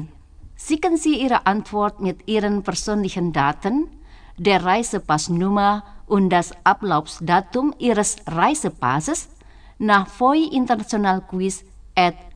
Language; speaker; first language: German; non-native, learner; Indonesian